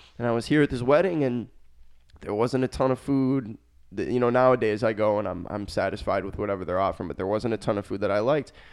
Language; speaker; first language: English; native; English